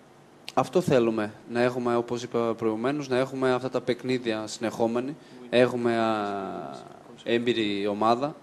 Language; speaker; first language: Greek; non-native, fluent; Portuguese